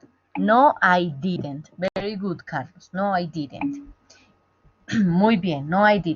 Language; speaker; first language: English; non-native, fluent; Spanish